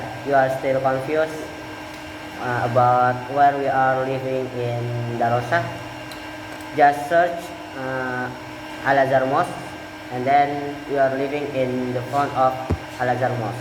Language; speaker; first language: English; non-native, learner; Indonesian